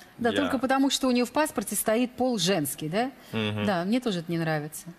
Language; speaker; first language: Russian; native; Russian